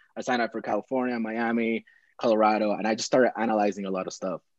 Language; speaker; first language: English; early bilingual, other home language; Spanish